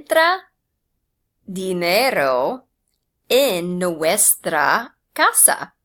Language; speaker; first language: Spanish; non-native, fluent; English